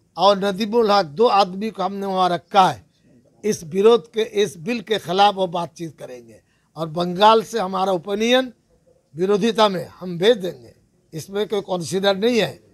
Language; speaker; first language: Hindi; non-native, local second language; Bangla